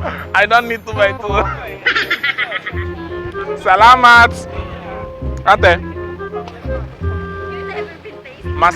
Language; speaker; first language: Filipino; non-native, learner; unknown